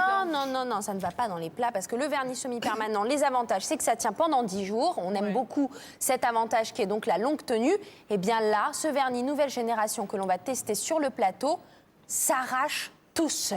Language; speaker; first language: French; native; French